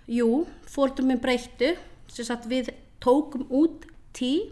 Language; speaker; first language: Icelandic; early bilingual, other home language; Vietnamese